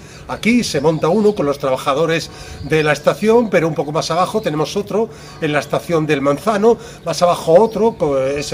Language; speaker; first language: Spanish; native; Spanish